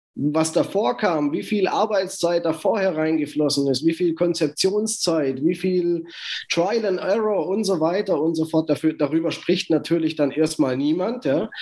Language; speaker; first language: German; native; German